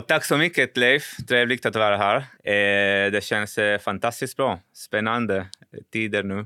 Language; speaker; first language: Swedish; non-native, fluent; Spanish